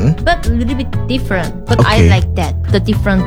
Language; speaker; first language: English; non-native, learner; Korean